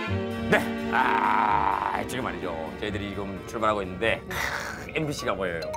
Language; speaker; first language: Korean; native; Korean